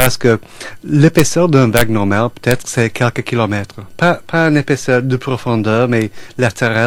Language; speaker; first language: French; non-native, fluent; English